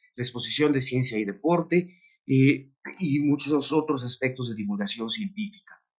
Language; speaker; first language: Spanish; native; Spanish